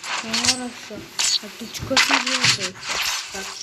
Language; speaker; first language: Russian; non-native, local second language; Kazakh